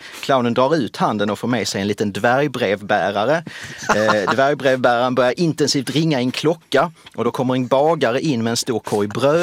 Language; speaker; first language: Swedish; native; Swedish